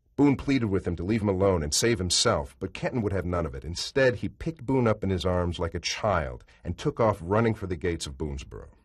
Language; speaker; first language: English; native; English